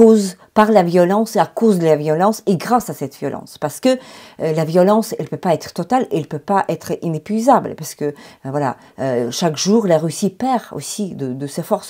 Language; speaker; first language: French; non-native, fluent; Ukrainian